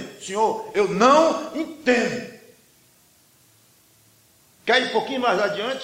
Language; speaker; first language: Portuguese; native; Portuguese